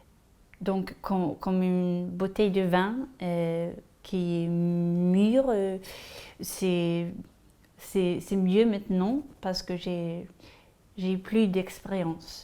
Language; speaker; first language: French; non-native, fluent; Swedish